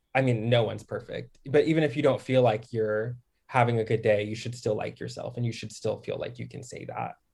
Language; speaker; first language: English; native; English